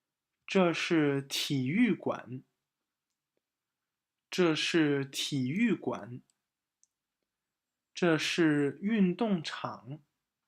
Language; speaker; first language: Chinese; non-native, fluent; English